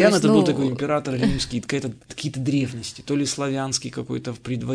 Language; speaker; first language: Russian; native; Russian